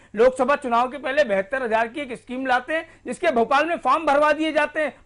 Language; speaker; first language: Hindi; native; Hindi